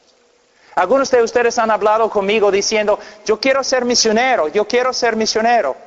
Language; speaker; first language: Spanish; non-native, fluent; English